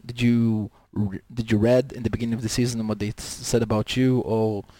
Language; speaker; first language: English; non-native, fluent; Hebrew